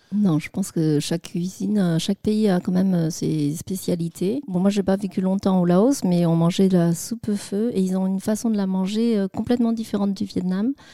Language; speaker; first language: French; non-native, fluent; Vietnamese